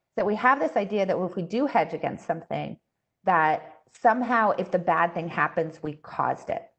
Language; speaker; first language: English; native; English